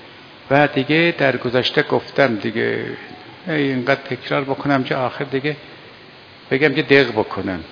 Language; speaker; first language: Persian; native; Persian